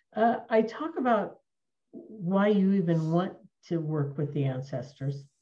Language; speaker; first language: English; native; English